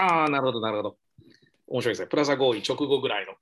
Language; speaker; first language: Japanese; native; Japanese